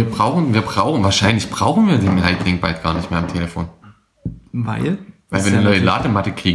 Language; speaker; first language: German; native; German